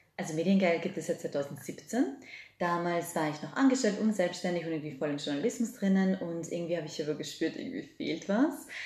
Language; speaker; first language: German; early bilingual, other home language; Serbian